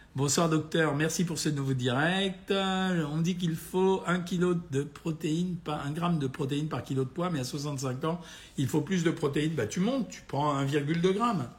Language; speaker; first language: French; native; French